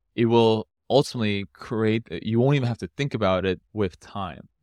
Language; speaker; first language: English; native; English